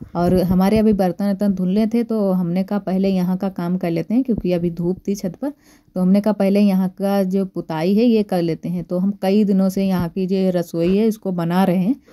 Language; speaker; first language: Hindi; native; Hindi